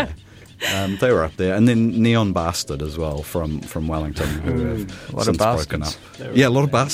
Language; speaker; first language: English; native; English